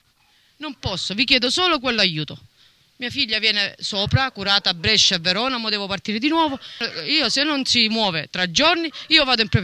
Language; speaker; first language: Italian; native; Italian